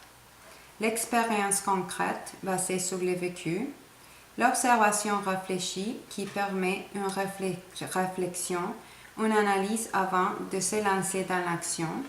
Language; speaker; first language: French; non-native, fluent; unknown